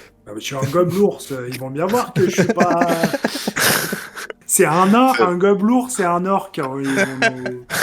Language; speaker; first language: French; native; French